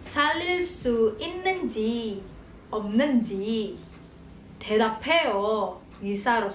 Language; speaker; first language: Korean; non-native, fluent; Indonesian